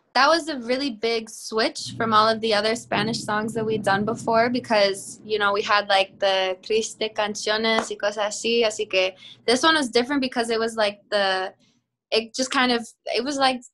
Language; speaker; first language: English; native; English